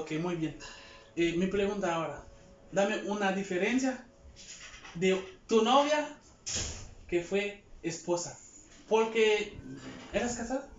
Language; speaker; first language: Spanish; non-native, learner; Haitian Creole